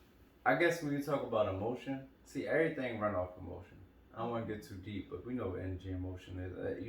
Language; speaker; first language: English; native; English